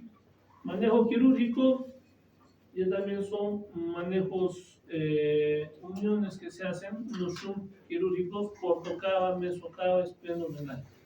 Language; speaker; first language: Spanish; native; Spanish